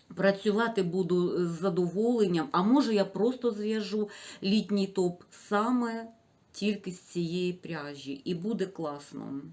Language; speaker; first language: Ukrainian; non-native, local second language; Russian